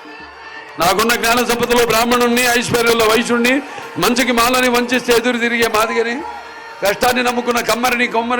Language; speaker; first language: Telugu; native; Telugu